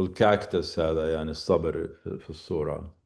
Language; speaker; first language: Arabic; native; Arabic